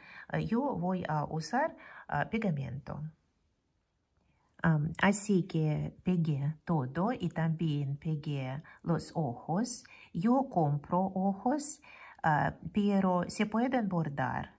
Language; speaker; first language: Spanish; non-native, fluent; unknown